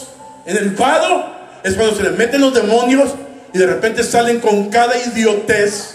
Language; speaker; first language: Spanish; native; Spanish